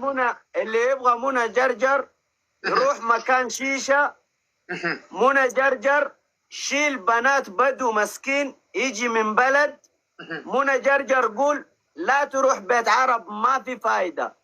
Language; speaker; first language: Arabic; non-native, learner; Oromo